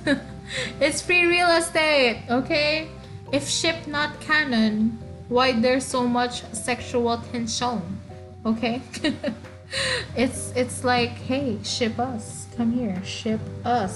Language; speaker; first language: English; non-native, local second language; Waray